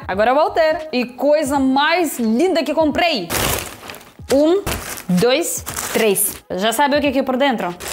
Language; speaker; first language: Portuguese; non-native, fluent; Russian